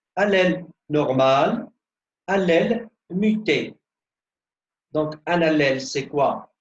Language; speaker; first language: French; non-native, local second language; Arabic